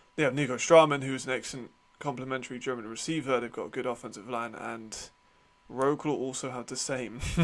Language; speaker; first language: English; native; English